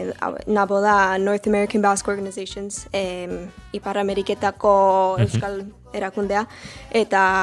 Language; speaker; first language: Basque; non-native, learner; English